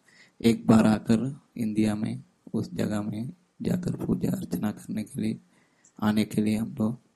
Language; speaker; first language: Hindi; non-native, fluent; Sinhala